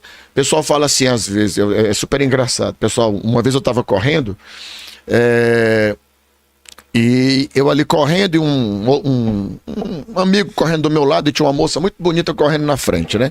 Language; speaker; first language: Portuguese; native; Portuguese